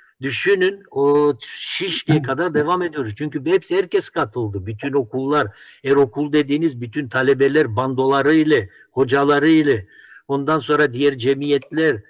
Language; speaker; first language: Turkish; non-native, local second language; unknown